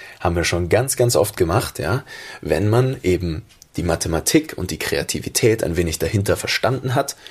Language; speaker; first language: German; native; German